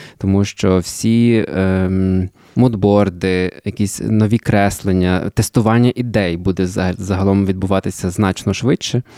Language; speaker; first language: Ukrainian; native; Ukrainian